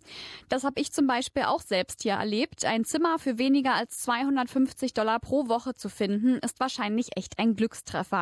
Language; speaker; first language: German; native; German